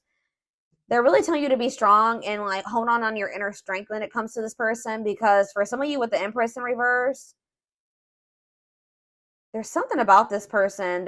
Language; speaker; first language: English; native; English